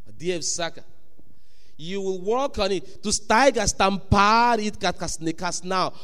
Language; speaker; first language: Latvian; non-native, fluent; English